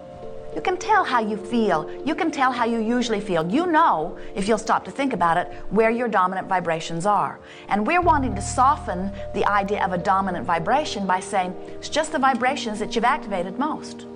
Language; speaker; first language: English; native; English